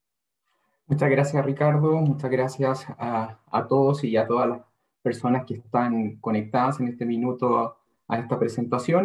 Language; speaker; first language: Spanish; native; Spanish